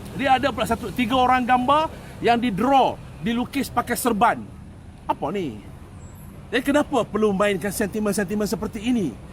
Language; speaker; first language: Malay; native; Malay